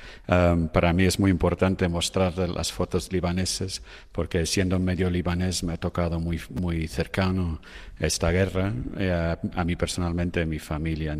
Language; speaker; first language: Spanish; non-native, fluent; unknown